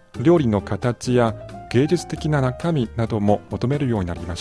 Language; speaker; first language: Japanese; non-native, fluent; Chinese